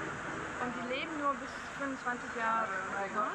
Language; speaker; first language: German; non-native, fluent; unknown